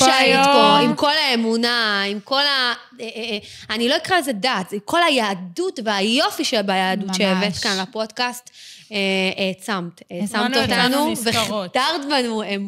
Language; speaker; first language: Hebrew; native; Hebrew